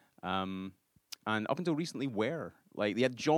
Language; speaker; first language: English; native; English